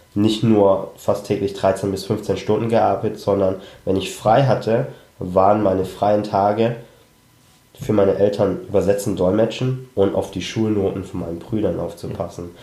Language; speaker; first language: German; early bilingual, other home language; Cantonese